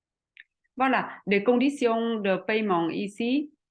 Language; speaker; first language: French; non-native, fluent; Vietnamese